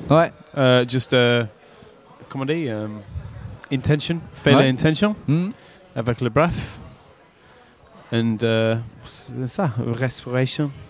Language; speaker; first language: French; non-native, learner; English